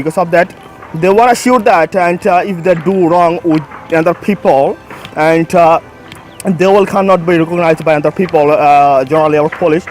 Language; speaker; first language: English; non-native, fluent; Bangla